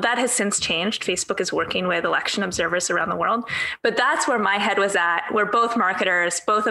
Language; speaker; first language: English; native; English